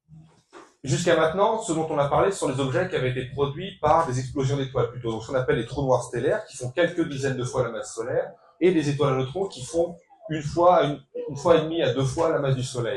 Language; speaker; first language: French; native; French